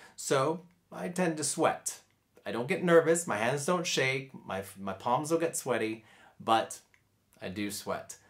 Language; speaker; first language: English; native; English